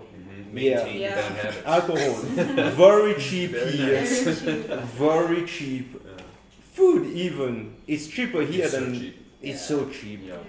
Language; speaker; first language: English; non-native, fluent; Morisyen